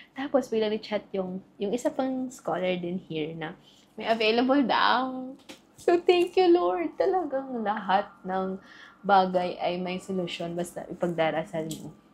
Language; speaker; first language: Filipino; native; Filipino